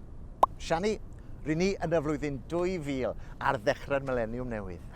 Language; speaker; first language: Welsh; native; Welsh